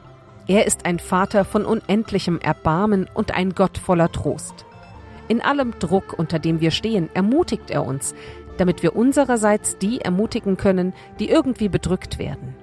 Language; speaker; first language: German; native; German